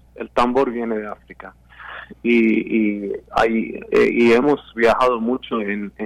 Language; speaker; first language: Spanish; non-native, fluent; Swedish